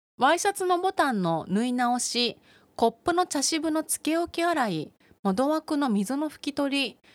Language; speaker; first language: Japanese; native; Japanese